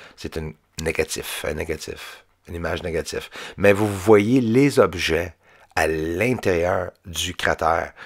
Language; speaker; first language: French; native; French